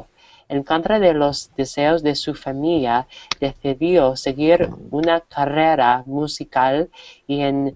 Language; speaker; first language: Spanish; non-native, learner; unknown